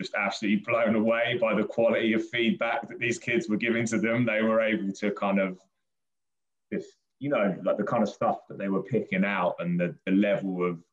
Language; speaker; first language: English; native; English